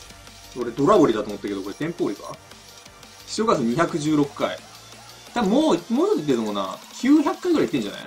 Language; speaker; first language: Japanese; native; Japanese